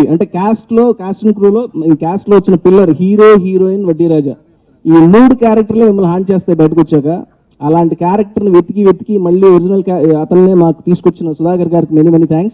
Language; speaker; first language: Telugu; native; Telugu